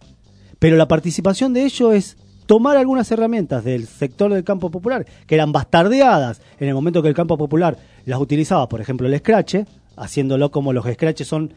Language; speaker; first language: Spanish; native; Spanish